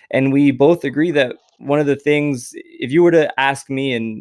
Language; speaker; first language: English; native; English